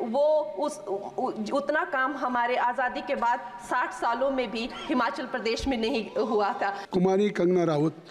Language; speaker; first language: Hindi; native; Hindi